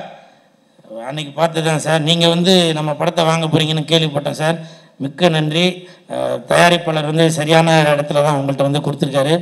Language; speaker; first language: Tamil; native; Tamil